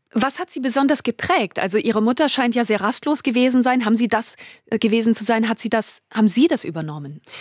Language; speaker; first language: German; native; German